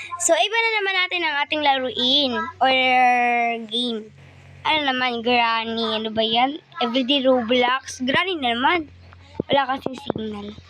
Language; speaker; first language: Filipino; non-native, local second language; Cebuano